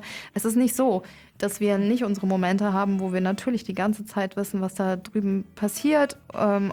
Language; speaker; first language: German; native; German